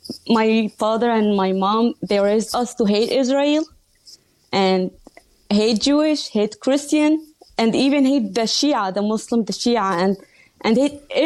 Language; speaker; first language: English; non-native, learner; Arabic